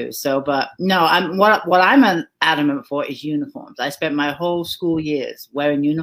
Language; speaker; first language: English; native; English